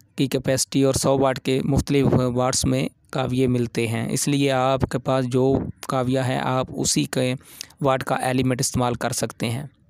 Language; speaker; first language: Urdu; non-native, local second language; Punjabi